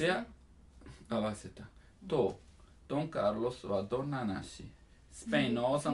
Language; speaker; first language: Japanese; non-native, learner; Italian